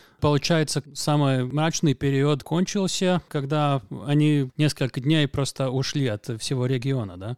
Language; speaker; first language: Russian; non-native, local second language; Latvian